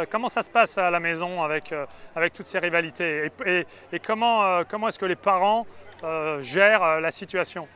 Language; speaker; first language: French; native; French